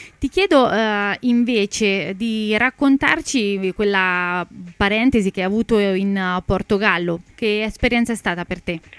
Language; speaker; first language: Italian; native; Italian